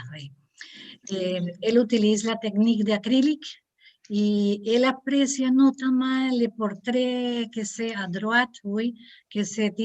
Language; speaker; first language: French; non-native, learner; Spanish